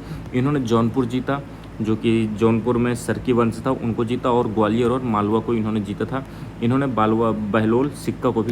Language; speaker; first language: Hindi; native; Hindi